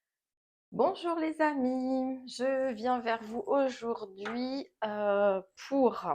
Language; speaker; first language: French; native; French